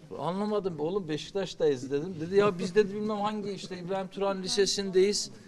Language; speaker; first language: Turkish; native; Turkish